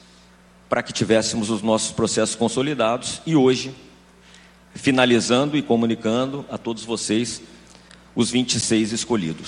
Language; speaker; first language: Portuguese; native; Portuguese